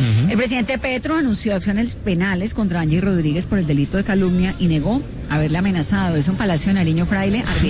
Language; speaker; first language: Spanish; native; Spanish